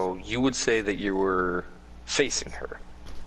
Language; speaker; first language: English; native; English